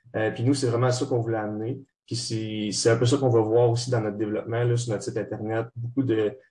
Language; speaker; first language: French; native; French